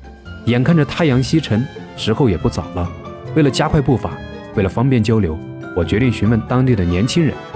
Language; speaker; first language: Chinese; native; Chinese